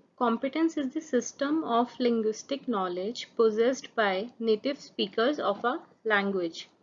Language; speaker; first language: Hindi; native; Hindi